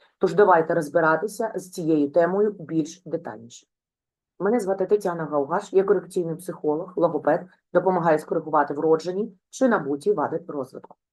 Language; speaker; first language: Ukrainian; non-native, local second language; Russian